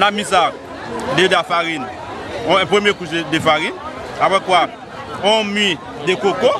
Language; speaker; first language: French; non-native, local second language; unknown